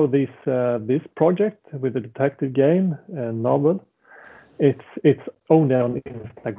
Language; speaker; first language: English; non-native, fluent; Swedish